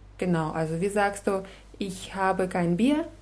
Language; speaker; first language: German; non-native, fluent; Russian